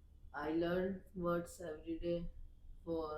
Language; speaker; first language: English; non-native, learner; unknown